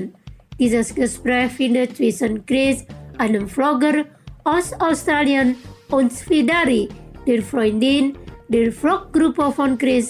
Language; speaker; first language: German; non-native, fluent; Indonesian